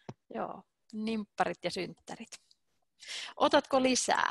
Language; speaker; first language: Finnish; native; Finnish